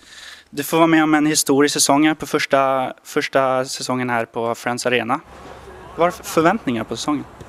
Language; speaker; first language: Swedish; native; Swedish